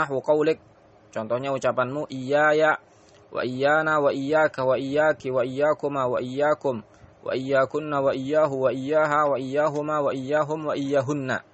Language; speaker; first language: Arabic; non-native, fluent; Indonesian